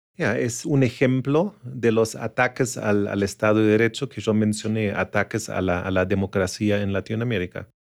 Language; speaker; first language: Spanish; non-native, fluent; German